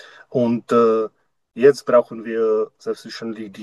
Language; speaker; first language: German; non-native, learner; Czech